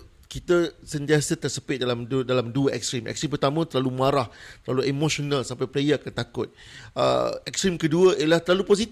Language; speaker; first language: Malay; native; Malay